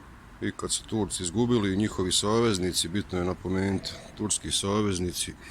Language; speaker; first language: Bosnian; native; Bosnian